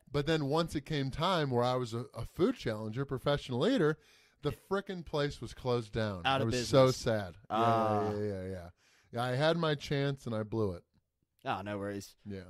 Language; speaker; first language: English; native; English